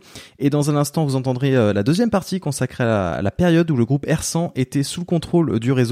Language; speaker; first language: French; native; French